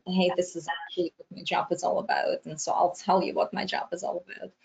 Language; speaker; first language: English; non-native, fluent; Romanian